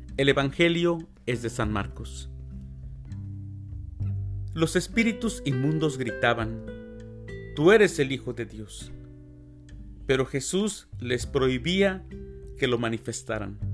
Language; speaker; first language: Spanish; native; Spanish